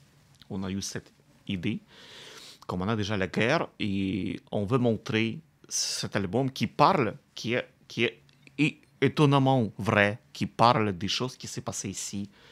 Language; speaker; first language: French; non-native, fluent; Russian